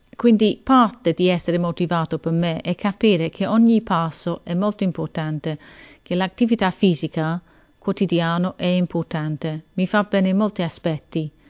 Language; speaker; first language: Italian; non-native, fluent; English